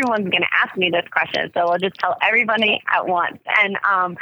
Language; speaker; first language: English; native; English